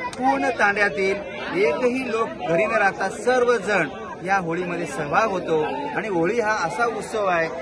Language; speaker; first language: Marathi; non-native, local second language; Lambadi